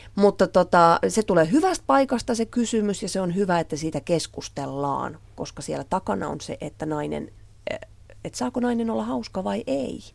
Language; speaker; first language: Finnish; native; Finnish